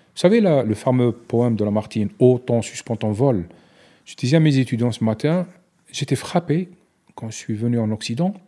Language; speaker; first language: French; non-native, local second language; Arabic